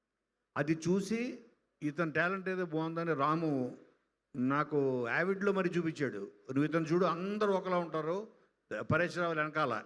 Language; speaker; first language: Telugu; native; Telugu